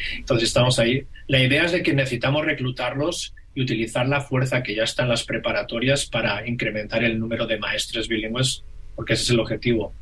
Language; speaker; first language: Spanish; non-native, local second language; Catalan